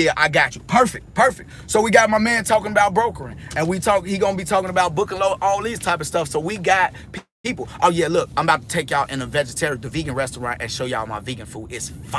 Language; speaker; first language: English; native; English